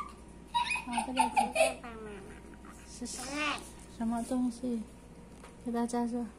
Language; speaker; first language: Chinese; non-native, fluent; Javanese